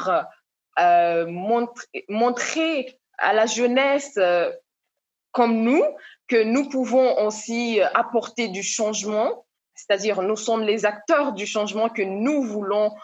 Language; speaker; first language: French; non-native, local second language; Comorian